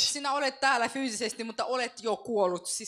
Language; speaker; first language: Finnish; non-native, fluent; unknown